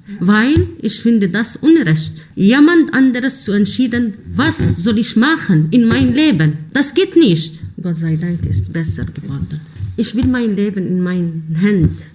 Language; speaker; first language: German; non-native, learner; Arabic